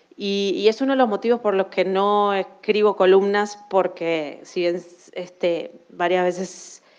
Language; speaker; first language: Spanish; native; Spanish